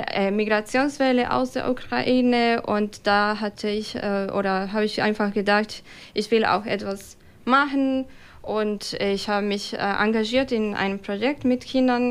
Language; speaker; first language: German; non-native, fluent; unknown